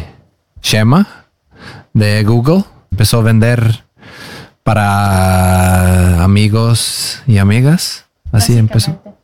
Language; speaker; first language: Spanish; non-native, learner; Norwegian